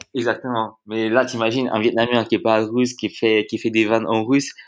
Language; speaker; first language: French; early bilingual, other home language; Vietnamese